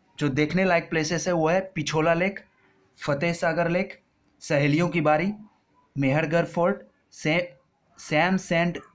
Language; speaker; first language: Hindi; non-native, local second language; Bangla